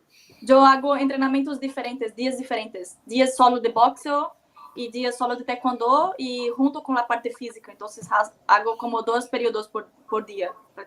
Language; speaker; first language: Spanish; non-native, learner; Portuguese